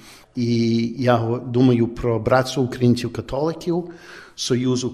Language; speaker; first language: Ukrainian; early bilingual, heritage; Ukrainian